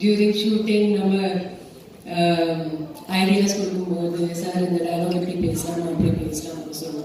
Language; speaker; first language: Tamil; non-native, fluent; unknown